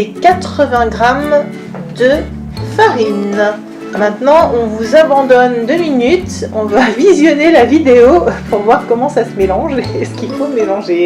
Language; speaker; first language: French; native; French